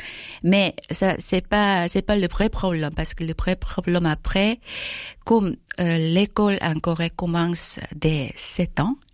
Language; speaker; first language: French; non-native, learner; Korean